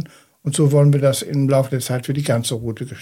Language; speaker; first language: German; native; German